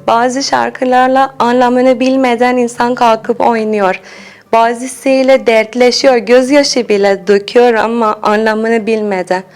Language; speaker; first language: Turkish; non-native, fluent; Persian